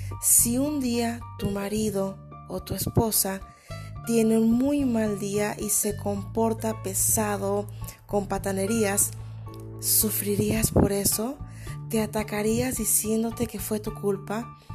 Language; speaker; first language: Spanish; native; Spanish